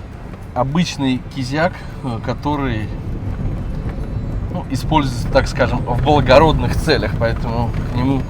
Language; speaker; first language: Russian; native; Russian